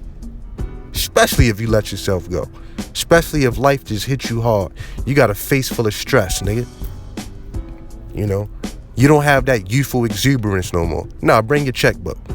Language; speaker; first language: English; native; English